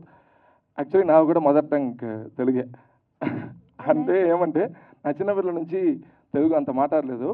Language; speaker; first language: Telugu; early bilingual, heritage; Telugu